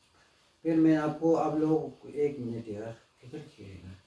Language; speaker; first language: Hindi; non-native, local second language; Tibetan